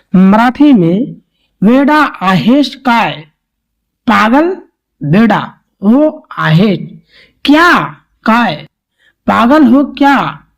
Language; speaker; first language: Hindi; native; Hindi